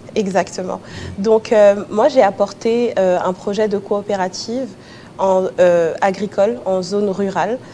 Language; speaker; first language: French; early bilingual, other home language; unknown